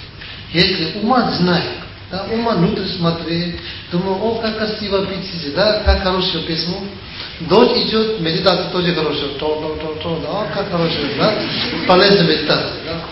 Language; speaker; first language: Russian; non-native, learner; Tibetan